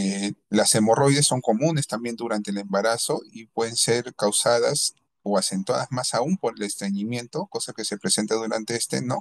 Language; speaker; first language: Spanish; native; Spanish